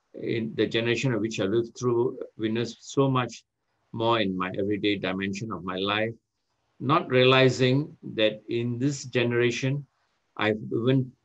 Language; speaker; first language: English; non-native, local second language; Tamil